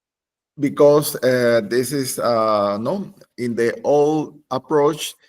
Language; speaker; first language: English; non-native, learner; Spanish